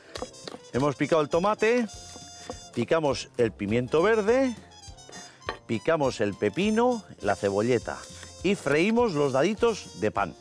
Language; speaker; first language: Spanish; native; Spanish